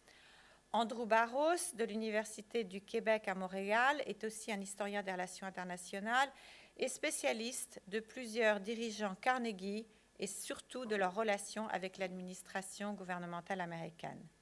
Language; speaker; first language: French; native; French